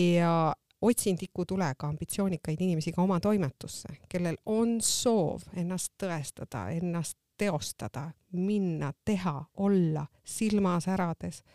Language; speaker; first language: Estonian; native; Estonian